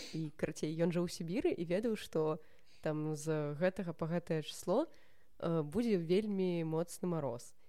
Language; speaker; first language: Belarusian; non-native, local second language; Russian